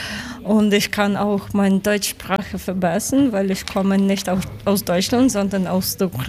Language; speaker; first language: German; non-native, learner; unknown